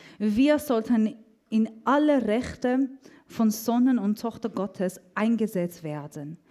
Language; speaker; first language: German; non-native, fluent; Persian